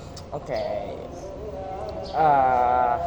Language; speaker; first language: English; non-native, learner; Indonesian